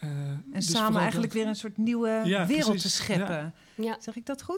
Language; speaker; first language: Dutch; native; Dutch